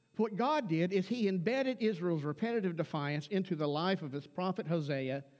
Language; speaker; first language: English; native; English